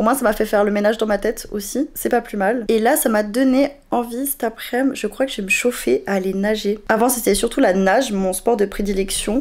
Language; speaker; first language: French; native; French